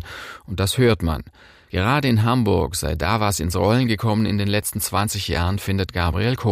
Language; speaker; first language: German; native; German